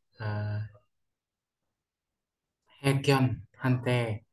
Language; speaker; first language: Korean; non-native, learner; Vietnamese